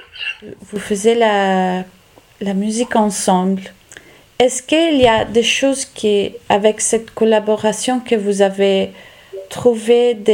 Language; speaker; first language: French; non-native, local second language; Italian